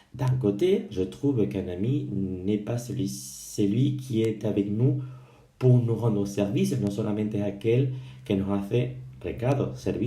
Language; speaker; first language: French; non-native, fluent; Spanish